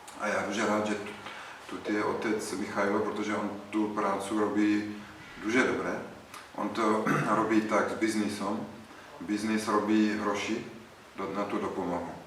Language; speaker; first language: Czech; non-native, learner; Ukrainian